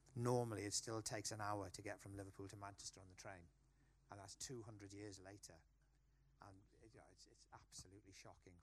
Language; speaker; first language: English; native; English